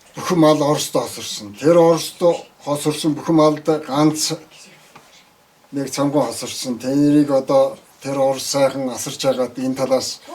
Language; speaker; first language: Mongolian; non-native, local second language; Tuvinian